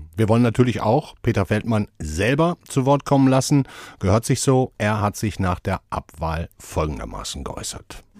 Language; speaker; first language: German; native; German